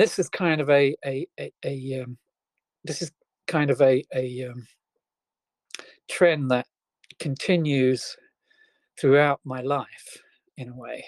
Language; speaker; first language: English; native; English